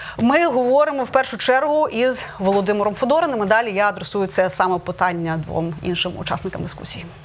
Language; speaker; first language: Ukrainian; native; Ukrainian